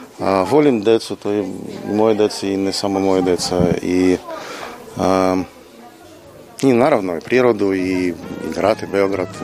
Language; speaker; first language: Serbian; non-native, learner; Russian